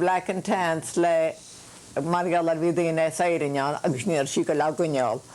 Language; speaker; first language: Irish; native; Irish